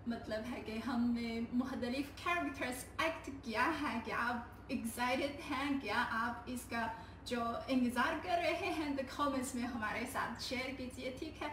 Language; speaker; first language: Hindi; non-native, learner; Chinese